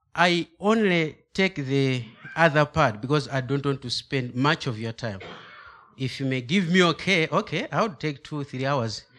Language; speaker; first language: English; non-native, local second language; Nyanja